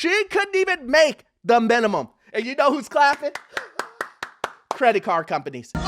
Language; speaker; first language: English; native; English